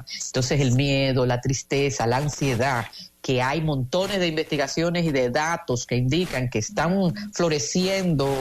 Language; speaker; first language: Spanish; native; Spanish